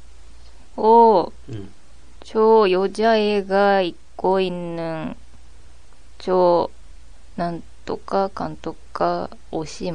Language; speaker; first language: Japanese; non-native, fluent; Korean